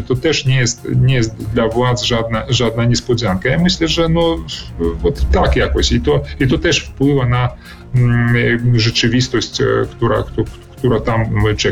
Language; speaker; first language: Polish; early bilingual, heritage; Polish